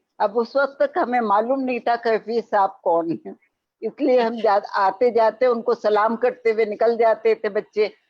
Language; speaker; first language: Urdu; native; Urdu